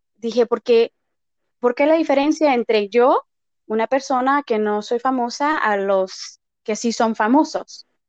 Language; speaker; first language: Spanish; early bilingual, heritage; Spanish